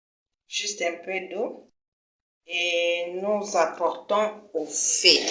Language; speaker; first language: French; non-native, local second language; Lingala